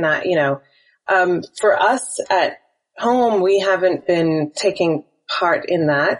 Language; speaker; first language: English; native; English